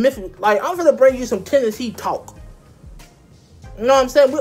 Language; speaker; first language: English; native; English